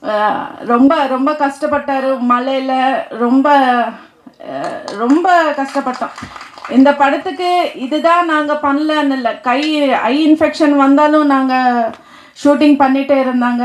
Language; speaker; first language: Tamil; non-native, fluent; Telugu